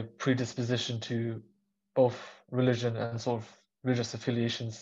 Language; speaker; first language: English; native; English